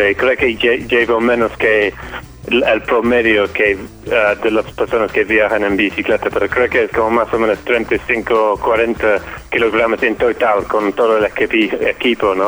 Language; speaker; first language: Spanish; non-native, fluent; English